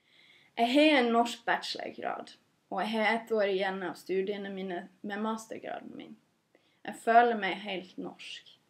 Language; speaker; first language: Norwegian; non-native, fluent; English